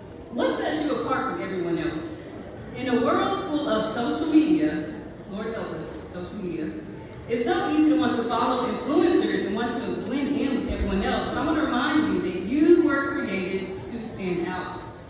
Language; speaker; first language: English; native; English